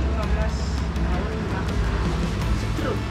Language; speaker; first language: Indonesian; non-native, local second language; Balinese